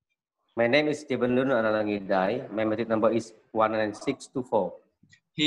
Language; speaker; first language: English; non-native, local second language; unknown